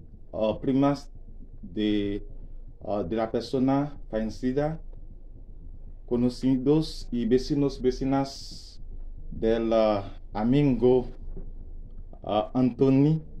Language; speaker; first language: Spanish; non-native, learner; Haitian Creole